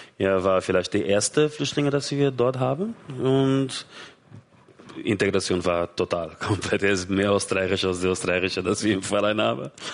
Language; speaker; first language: German; non-native, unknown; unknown